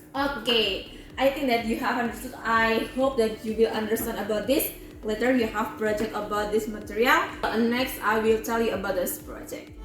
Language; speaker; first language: English; non-native, fluent; Indonesian